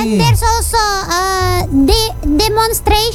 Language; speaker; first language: English; non-native, learner; Indonesian